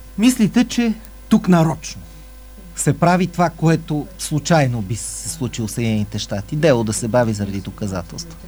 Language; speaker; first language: Bulgarian; native; Bulgarian